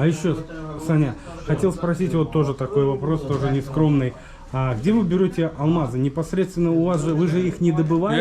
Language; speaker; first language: Russian; native; Russian